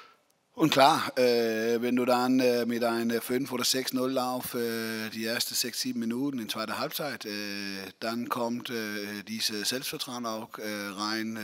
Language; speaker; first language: German; non-native, fluent; Danish